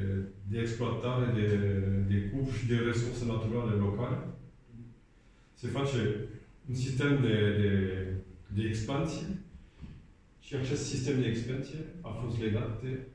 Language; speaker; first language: Romanian; non-native, learner; French